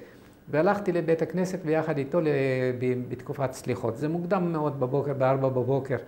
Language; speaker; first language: Hebrew; non-native, fluent; Arabic